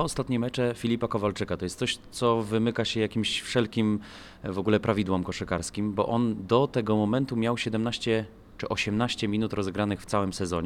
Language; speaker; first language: Polish; native; Polish